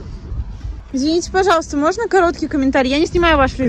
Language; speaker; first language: Russian; native; Russian